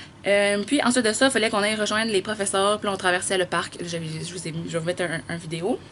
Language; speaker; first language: French; native; French